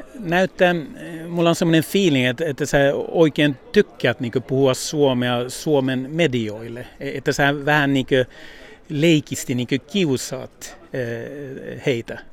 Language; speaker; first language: Finnish; early bilingual, heritage; Finnish